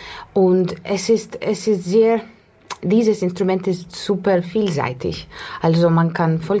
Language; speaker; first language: German; non-native, learner; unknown